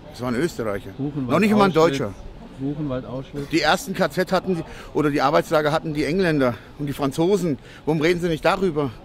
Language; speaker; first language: German; non-native, fluent; Latvian